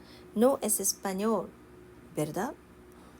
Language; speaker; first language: Spanish; non-native, learner; Japanese